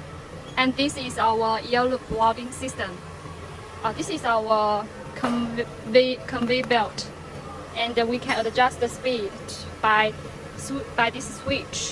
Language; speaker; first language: English; non-native, learner; Chinese